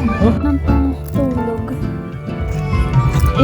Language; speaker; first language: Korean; non-native, learner; Filipino